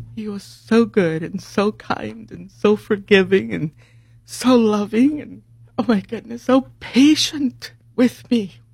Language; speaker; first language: English; early bilingual, other home language; Spanish